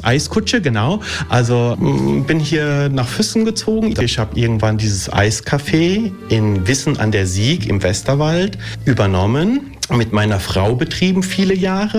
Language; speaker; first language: German; early bilingual, other home language; Italian